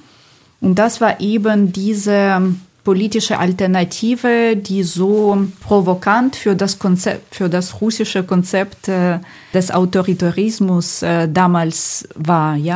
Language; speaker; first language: German; non-native, fluent; Ukrainian